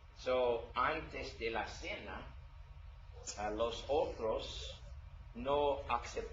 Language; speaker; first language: Spanish; non-native, learner; English